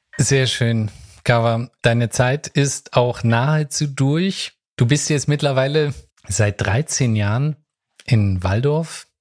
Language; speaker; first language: German; native; German